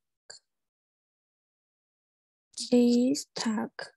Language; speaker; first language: German; non-native, learner; Thai